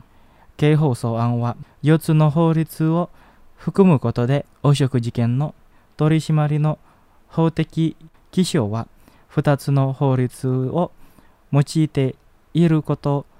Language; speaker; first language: Japanese; non-native, fluent; Indonesian